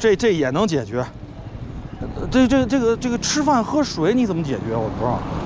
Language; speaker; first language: Chinese; native; Chinese